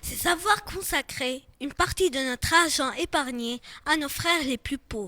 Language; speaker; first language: French; non-native, local second language; Arabic